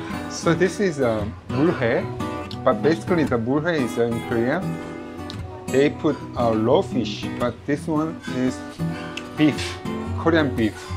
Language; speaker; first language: English; non-native, fluent; Korean